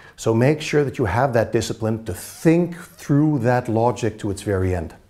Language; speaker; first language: English; native; English